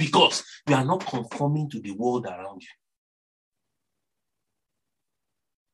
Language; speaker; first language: English; non-native, local second language; Yoruba